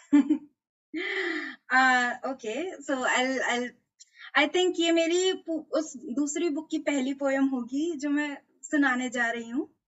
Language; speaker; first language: Hindi; native; Hindi